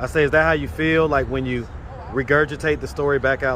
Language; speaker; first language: English; native; English